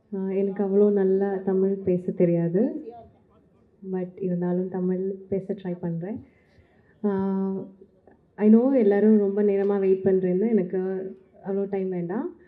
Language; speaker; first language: Tamil; non-native, learner; Malayalam